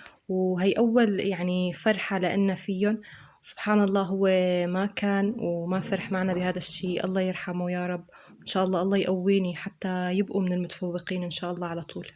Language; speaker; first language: Arabic; native; Arabic